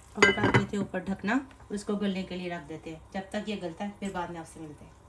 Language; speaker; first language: Urdu; non-native, local second language; Punjabi